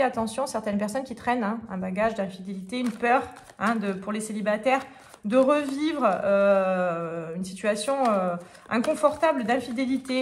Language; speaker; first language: French; native; French